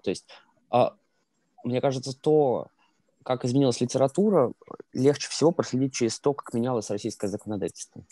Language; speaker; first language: Russian; native; Russian